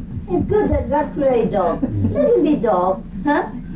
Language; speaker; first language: English; non-native, fluent; Vietnamese